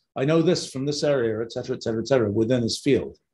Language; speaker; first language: English; native; English